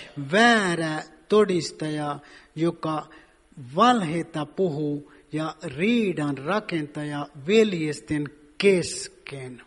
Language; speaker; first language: Finnish; non-native, fluent; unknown